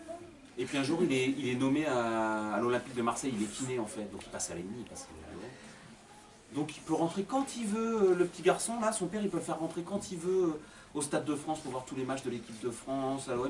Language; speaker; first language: French; native; French